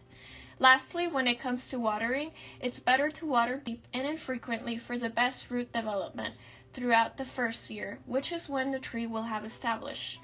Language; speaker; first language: English; native; English